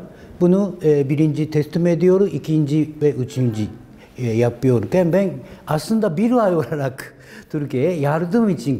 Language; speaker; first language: Turkish; non-native, learner; Japanese